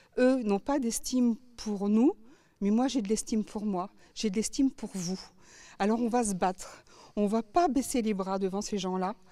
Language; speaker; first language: French; native; French